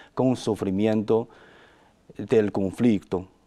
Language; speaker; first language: Spanish; non-native, fluent; Chinese